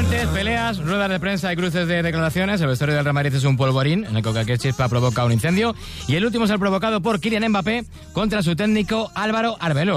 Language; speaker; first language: Spanish; native; Spanish